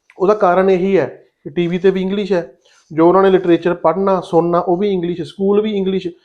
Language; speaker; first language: Punjabi; native; Punjabi